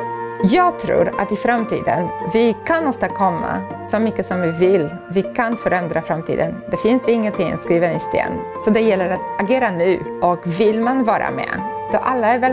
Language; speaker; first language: Swedish; non-native, fluent; Polish